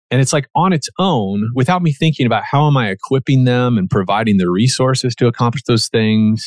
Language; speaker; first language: English; native; English